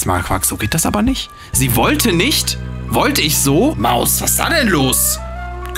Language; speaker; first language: German; native; German